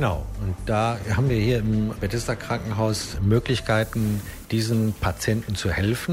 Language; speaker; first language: German; native; German